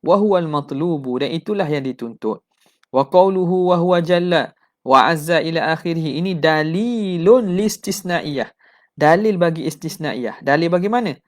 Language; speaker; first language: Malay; native; Malay